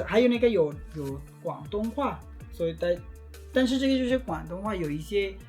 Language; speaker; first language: Chinese; non-native, fluent; Spanish